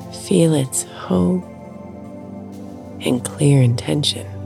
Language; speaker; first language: English; native; English